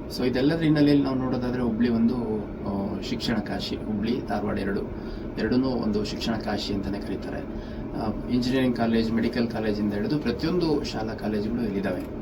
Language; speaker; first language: Kannada; native; Kannada